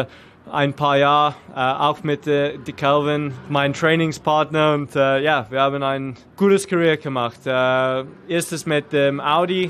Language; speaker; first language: German; non-native, learner; English